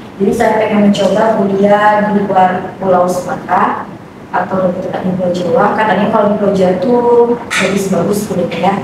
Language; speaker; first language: Indonesian; native; Indonesian